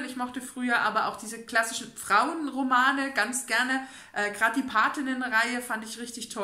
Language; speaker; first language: German; native; German